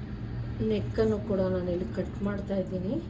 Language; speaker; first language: Kannada; native; Kannada